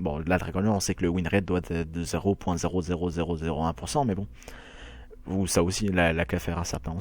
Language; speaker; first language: French; native; French